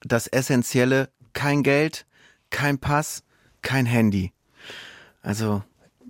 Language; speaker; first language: German; native; German